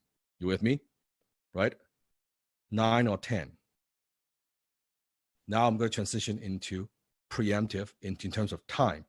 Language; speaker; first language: English; non-native, fluent; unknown